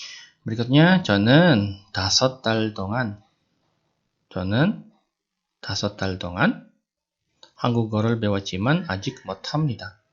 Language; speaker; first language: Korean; non-native, fluent; Indonesian